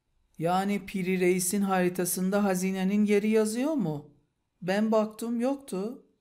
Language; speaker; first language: Turkish; non-native, fluent; Persian